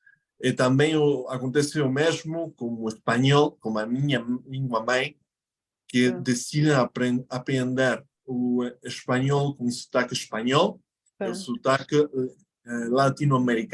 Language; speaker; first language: Portuguese; non-native, fluent; Spanish